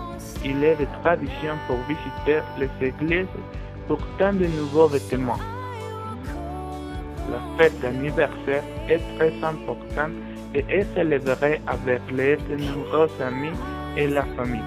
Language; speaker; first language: French; non-native, learner; Spanish